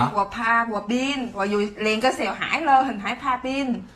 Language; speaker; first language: Chinese; non-native, learner; Vietnamese